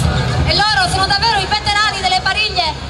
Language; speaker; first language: Italian; native; Italian